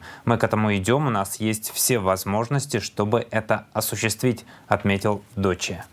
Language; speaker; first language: Russian; native; Russian